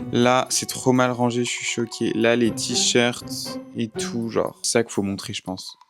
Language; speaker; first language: French; native; French